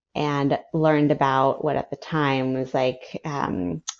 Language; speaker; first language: English; early bilingual, other home language; Spanish